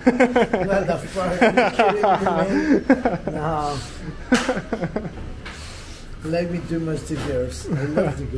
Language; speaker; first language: English; non-native, learner; Spanish